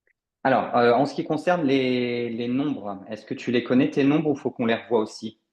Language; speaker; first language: French; native; French